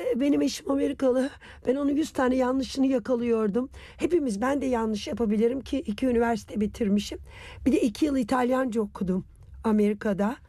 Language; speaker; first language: Turkish; non-native, fluent; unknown